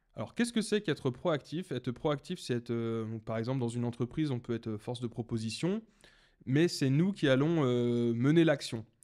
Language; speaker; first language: French; native; French